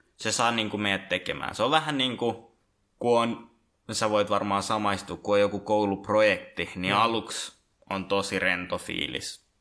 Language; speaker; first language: Finnish; early bilingual, other home language; Bangla